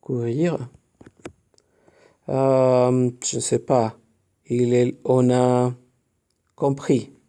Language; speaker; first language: French; non-native, fluent; Spanish